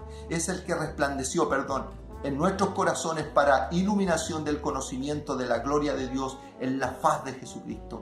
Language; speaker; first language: Spanish; native; Spanish